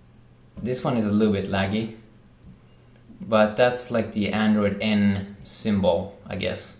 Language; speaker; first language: English; non-native, fluent; Swedish